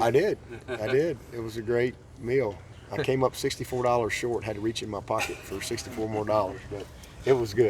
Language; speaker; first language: English; native; English